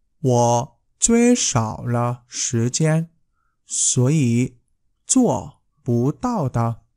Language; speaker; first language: Chinese; non-native, fluent; Vietnamese